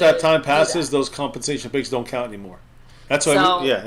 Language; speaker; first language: English; native; English